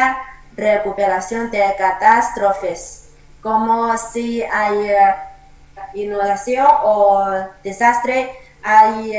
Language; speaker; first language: Spanish; non-native, learner; Chinese